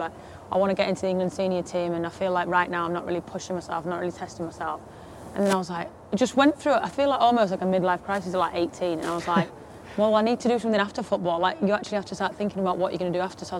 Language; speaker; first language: English; native; English